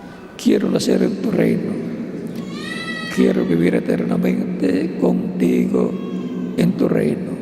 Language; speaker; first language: Spanish; native; Spanish